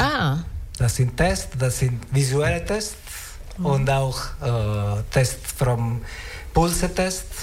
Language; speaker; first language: German; non-native, learner; Italian